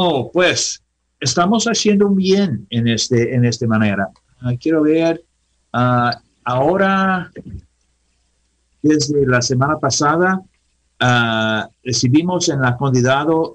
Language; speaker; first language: Spanish; non-native, learner; English